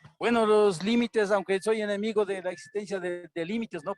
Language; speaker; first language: Spanish; native; Spanish